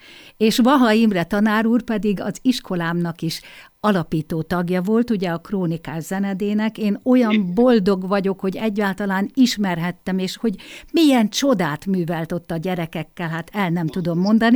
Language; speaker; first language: Hungarian; native; Hungarian